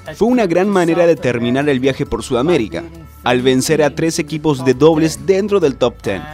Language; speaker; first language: Spanish; non-native, fluent; Rundi